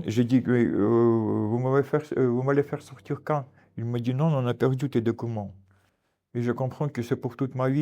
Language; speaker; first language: French; non-native, fluent; Russian